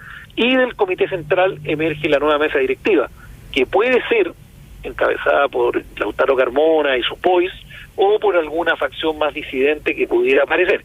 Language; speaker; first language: Spanish; native; Spanish